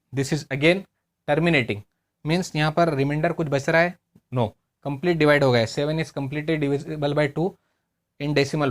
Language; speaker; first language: English; non-native, local second language; Hindi